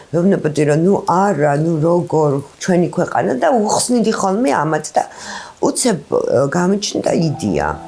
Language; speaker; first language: Georgian; native; Georgian